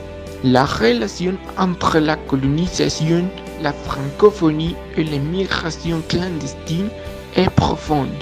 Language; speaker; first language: French; non-native, learner; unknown